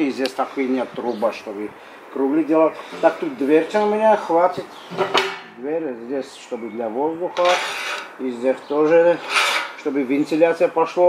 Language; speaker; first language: Russian; non-native, fluent; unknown